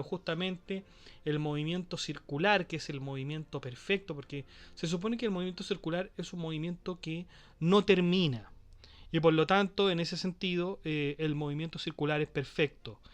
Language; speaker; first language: Spanish; native; Spanish